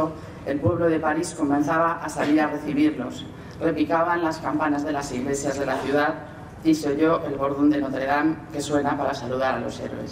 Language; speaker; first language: Spanish; native; Spanish